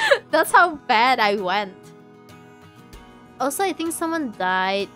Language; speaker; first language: English; non-native, local second language; Chinese